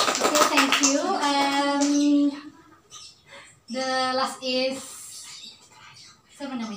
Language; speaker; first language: English; non-native, learner; Indonesian